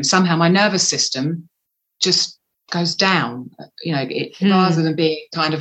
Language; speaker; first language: English; native; English